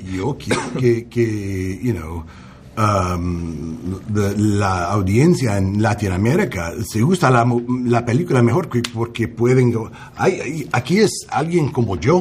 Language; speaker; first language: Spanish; non-native, learner; English